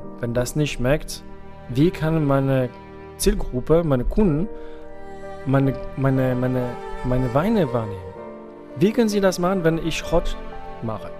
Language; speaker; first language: German; non-native, fluent; French